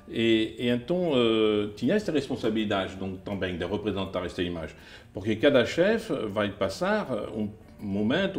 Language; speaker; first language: Portuguese; non-native, fluent; French